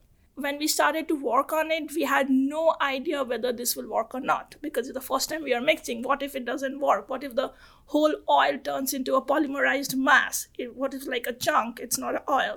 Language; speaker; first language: English; non-native, local second language; Bangla